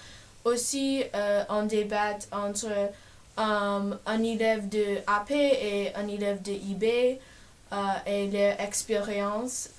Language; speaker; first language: French; non-native, learner; English